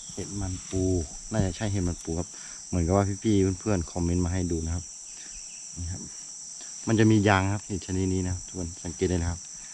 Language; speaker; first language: Thai; non-native, local second language; Karen languages